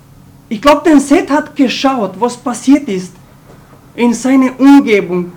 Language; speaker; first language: German; non-native, fluent; Romanian